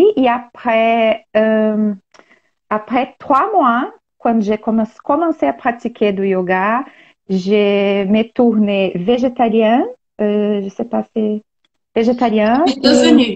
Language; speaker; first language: French; non-native, learner; Portuguese